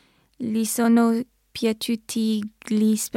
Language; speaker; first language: Italian; non-native, learner; English